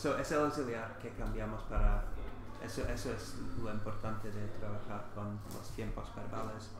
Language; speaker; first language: Spanish; non-native, fluent; English